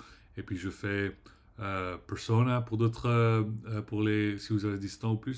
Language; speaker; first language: French; early bilingual, heritage; French